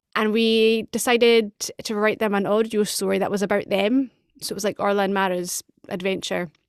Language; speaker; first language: English; native; English